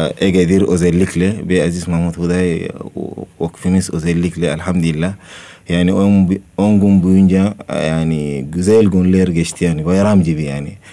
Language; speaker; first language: Turkish; non-native, learner; Arabic